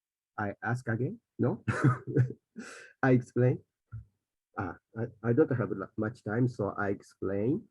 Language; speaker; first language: English; non-native, fluent; Japanese